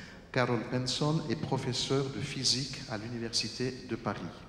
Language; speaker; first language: French; native; French